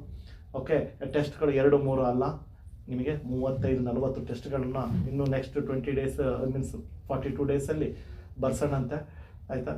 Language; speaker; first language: Kannada; non-native, learner; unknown